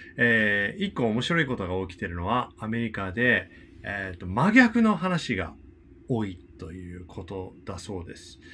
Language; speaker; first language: Japanese; non-native, fluent; English